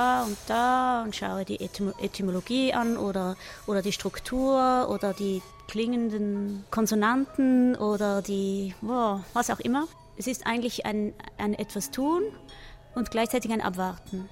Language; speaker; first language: German; native; German